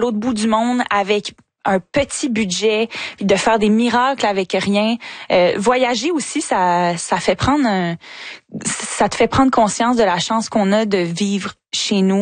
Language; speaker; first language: French; native; French